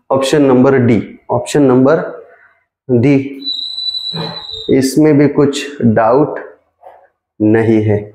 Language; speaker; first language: Hindi; non-native, local second language; Marathi